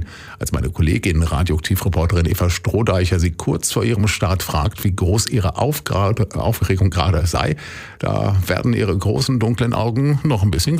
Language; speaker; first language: German; native; German